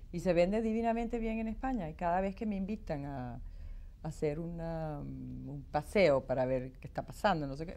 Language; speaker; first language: Spanish; native; Spanish